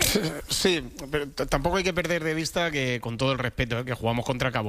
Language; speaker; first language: Spanish; native; Spanish